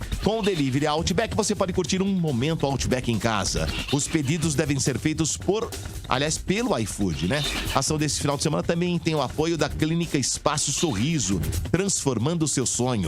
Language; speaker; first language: Portuguese; native; Portuguese